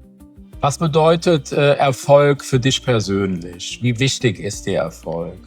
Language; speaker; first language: German; native; German